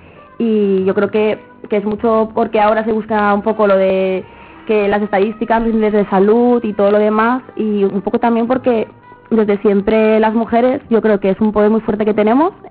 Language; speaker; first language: Spanish; native; Spanish